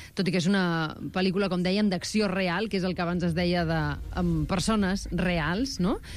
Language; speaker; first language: Catalan; native; Catalan